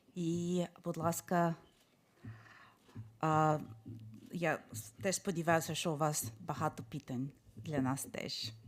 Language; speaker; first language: Ukrainian; non-native, fluent; English